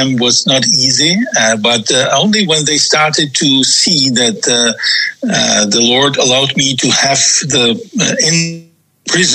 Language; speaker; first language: English; non-native, fluent; Czech